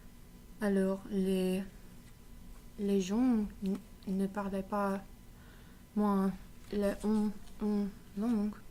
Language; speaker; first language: French; non-native, learner; English